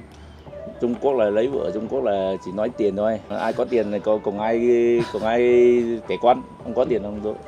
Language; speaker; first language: Vietnamese; non-native, learner; Chinese